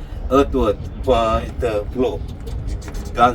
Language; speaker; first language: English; non-native, learner; Sinhala